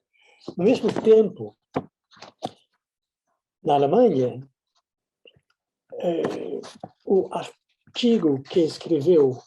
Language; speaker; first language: Portuguese; non-native, fluent; Dutch